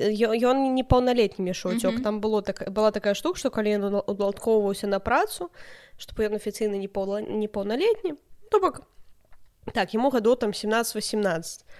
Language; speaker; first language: Belarusian; non-native, local second language; Russian